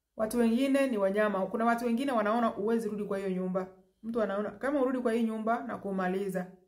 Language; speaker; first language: Swahili; native; Swahili